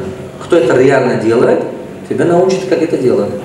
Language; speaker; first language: Russian; non-native, local second language; Tajik